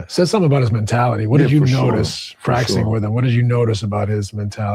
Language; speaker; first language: English; native; English